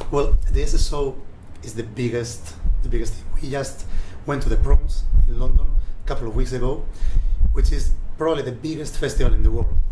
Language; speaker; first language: English; non-native, fluent; Spanish